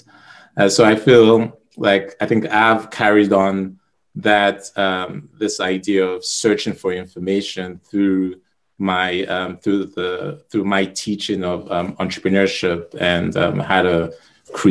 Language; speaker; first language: English; non-native, local second language; Igbo